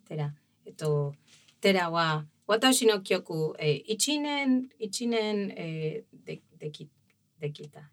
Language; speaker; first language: Japanese; non-native, learner; Spanish